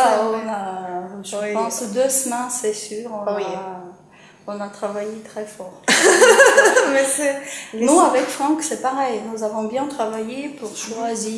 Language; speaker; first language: French; non-native, fluent; Ukrainian